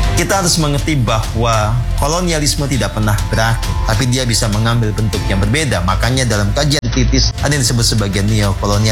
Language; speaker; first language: Indonesian; native; Indonesian